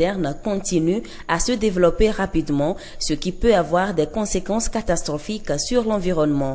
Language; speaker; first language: French; non-native, local second language; Ewe